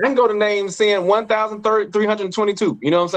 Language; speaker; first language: English; native; English